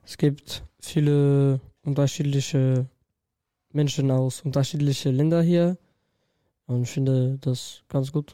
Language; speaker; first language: German; non-native, learner; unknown